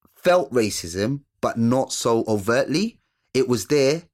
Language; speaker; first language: English; native; English